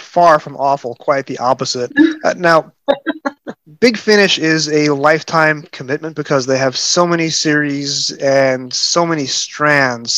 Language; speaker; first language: English; native; English